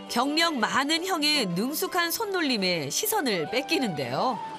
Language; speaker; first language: Korean; native; Korean